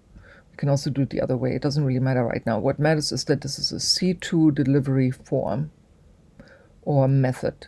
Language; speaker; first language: English; native; English